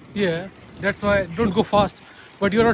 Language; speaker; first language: English; non-native, learner; Hindi